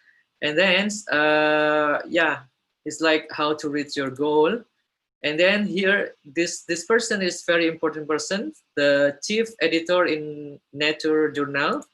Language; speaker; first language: English; non-native, fluent; Indonesian